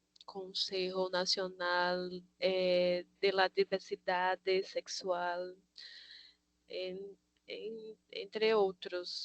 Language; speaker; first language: Spanish; non-native, learner; Portuguese